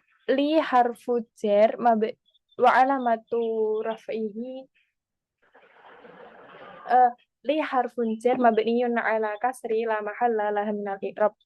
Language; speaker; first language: Arabic; non-native, learner; Indonesian